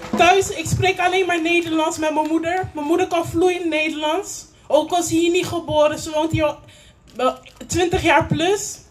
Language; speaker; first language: Dutch; native; Dutch